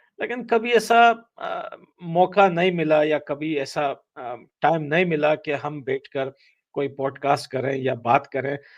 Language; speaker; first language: Hindi; non-native, fluent; Pashto